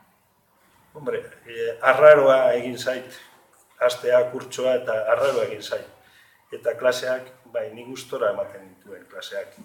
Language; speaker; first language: Basque; non-native, local second language; Spanish